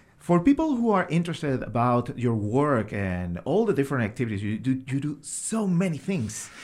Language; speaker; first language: English; non-native, fluent; Spanish